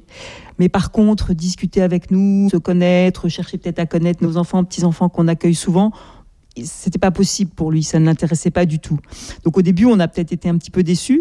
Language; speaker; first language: French; native; French